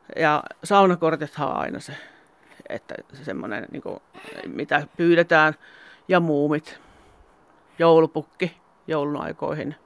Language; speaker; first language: Finnish; native; Finnish